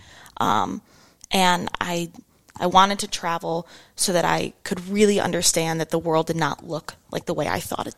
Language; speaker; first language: English; native; English